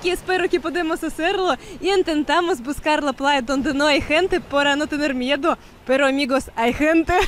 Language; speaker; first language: Spanish; non-native, fluent; Russian